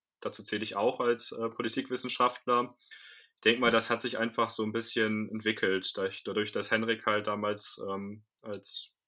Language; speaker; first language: German; native; German